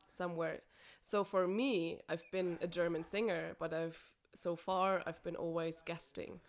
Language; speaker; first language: English; non-native, fluent; German